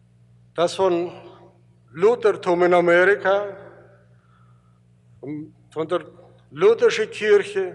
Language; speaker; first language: German; early bilingual, heritage; German